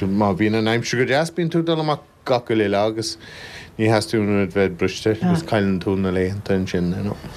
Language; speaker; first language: Irish; native; Irish